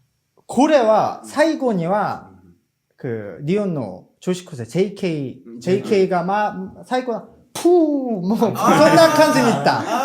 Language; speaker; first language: Japanese; non-native, fluent; Korean